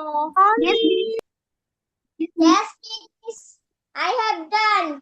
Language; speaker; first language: English; non-native, learner; Bangla